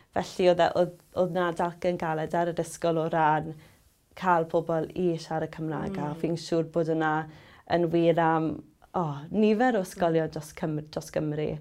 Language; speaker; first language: Welsh; native; Welsh